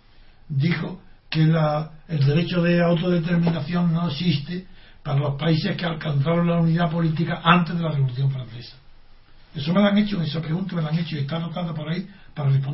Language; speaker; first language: Spanish; native; Spanish